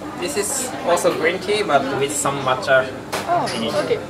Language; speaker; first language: English; non-native, fluent; Japanese